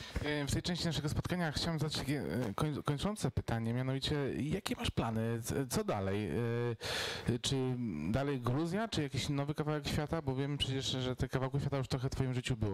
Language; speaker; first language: Polish; native; Polish